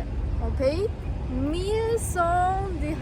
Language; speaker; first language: French; non-native, learner; Chinese